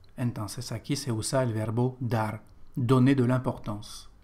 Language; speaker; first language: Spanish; non-native, fluent; French